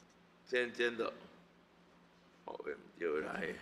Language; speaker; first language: Chinese; native; Chinese